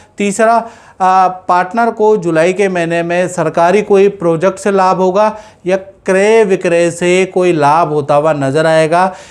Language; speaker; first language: Hindi; non-native, local second language; Gujarati